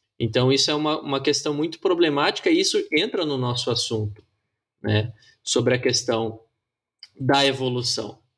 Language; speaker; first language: Portuguese; native; Portuguese